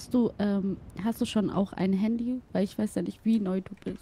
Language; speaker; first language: German; native; German